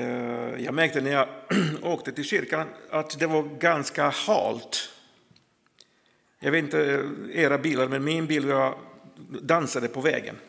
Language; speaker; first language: Swedish; non-native, fluent; Croatian